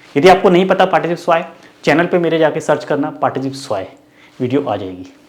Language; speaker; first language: Hindi; native; Hindi